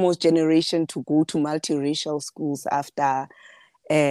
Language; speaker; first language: English; non-native, local second language; Southern Sotho